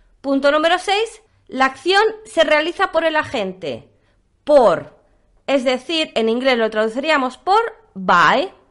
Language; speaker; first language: Spanish; native; Spanish